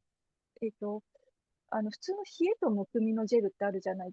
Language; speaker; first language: Japanese; native; Japanese